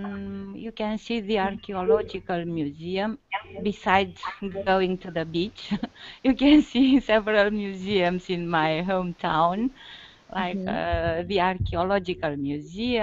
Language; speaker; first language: English; non-native, learner; Romanian